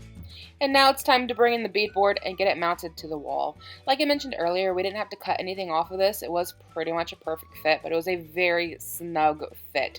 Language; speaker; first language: English; native; English